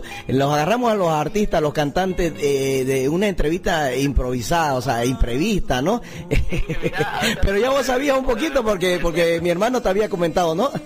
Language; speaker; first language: Spanish; native; Spanish